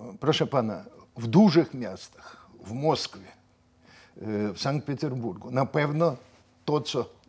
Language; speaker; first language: Polish; non-native, fluent; Russian